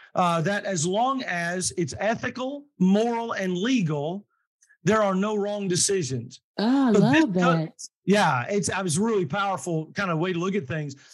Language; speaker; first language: English; native; English